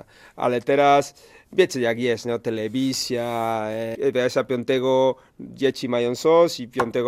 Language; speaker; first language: Polish; non-native, learner; Spanish